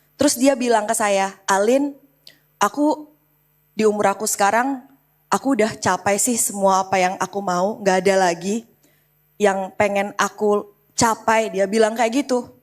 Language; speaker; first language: Indonesian; native; Indonesian